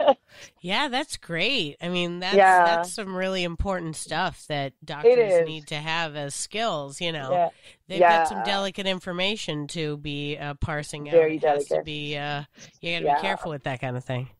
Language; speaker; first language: English; native; English